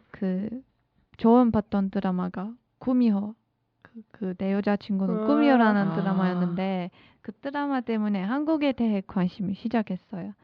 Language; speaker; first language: Korean; non-native, learner; Turkish